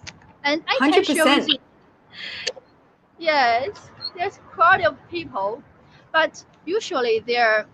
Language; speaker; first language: English; non-native, fluent; Chinese